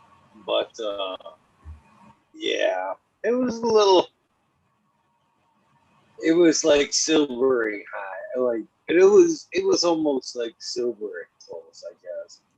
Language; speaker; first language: English; native; English